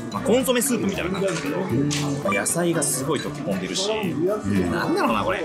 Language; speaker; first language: Japanese; native; Japanese